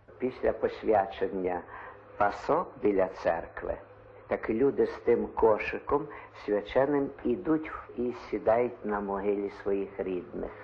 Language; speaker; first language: Ukrainian; native; Ukrainian